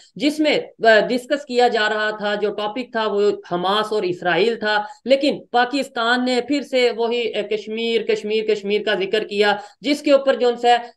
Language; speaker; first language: Urdu; native; Urdu